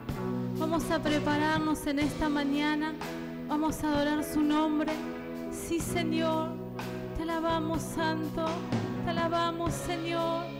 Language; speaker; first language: Spanish; native; Spanish